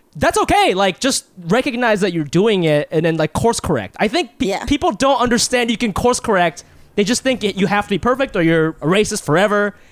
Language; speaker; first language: English; early bilingual, other home language; Japanese